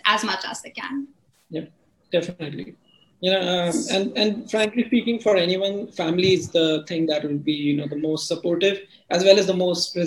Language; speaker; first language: English; non-native, local second language; Hindi